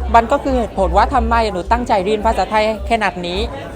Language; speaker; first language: Thai; non-native, learner; Vietnamese